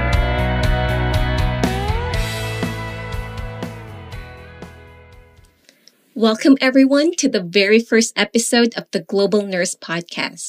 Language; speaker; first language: English; non-native, local second language; Filipino